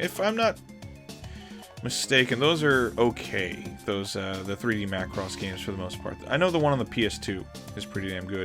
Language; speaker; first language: English; native; English